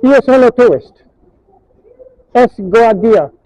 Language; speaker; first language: Italian; non-native, learner; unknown